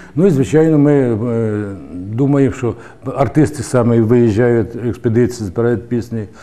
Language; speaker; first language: Ukrainian; native; Ukrainian